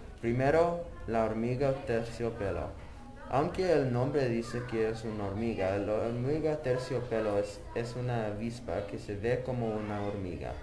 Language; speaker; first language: Spanish; non-native, learner; English